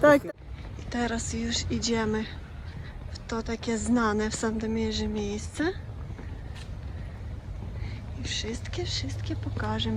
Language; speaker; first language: Polish; non-native, learner; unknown